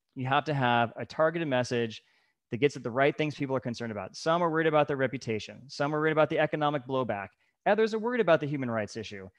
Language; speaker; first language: English; native; English